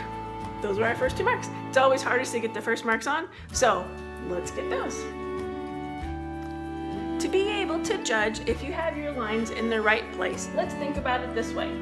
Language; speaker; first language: English; native; English